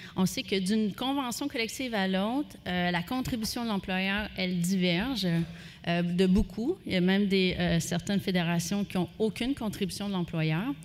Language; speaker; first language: French; native; French